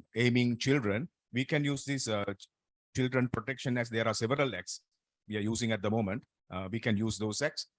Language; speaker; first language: English; non-native, local second language; Sinhala